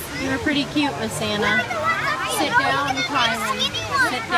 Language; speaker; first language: English; native; English